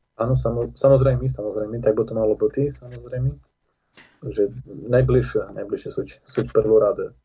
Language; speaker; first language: Slovak; non-native, local second language; Rusyn